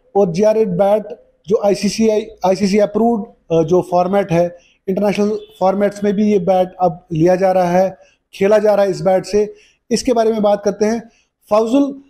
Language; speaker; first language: Hindi; non-native, local second language; Kashmiri